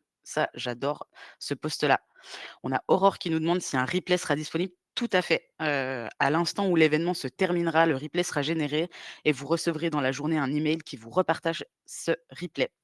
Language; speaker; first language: French; native; French